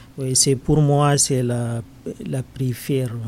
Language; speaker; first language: French; non-native, learner; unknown